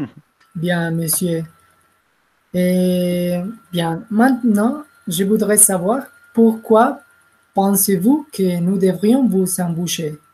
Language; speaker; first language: French; non-native, learner; Spanish